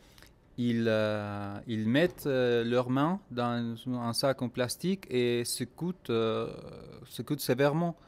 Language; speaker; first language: French; non-native, fluent; Spanish